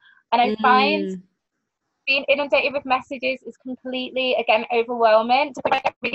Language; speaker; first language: English; native; English